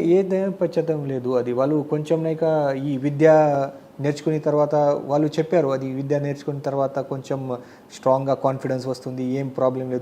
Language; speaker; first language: Telugu; non-native, fluent; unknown